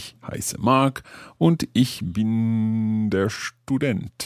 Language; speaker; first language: German; non-native, learner; English